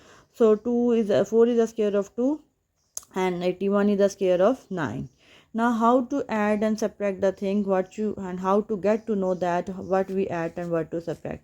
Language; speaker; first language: English; non-native, local second language; Urdu